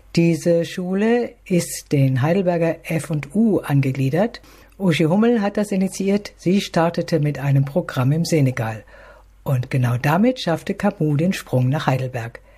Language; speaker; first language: German; native; German